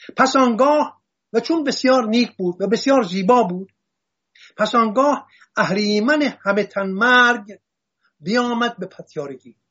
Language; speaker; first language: Persian; non-native, local second language; Assyrian Neo-Aramaic